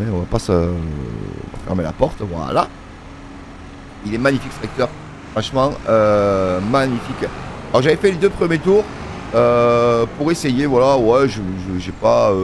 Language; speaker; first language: French; native; French